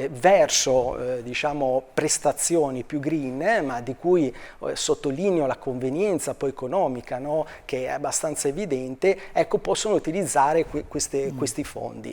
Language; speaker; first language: Italian; native; Italian